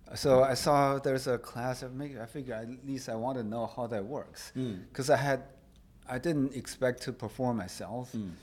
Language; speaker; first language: English; non-native, fluent; Chinese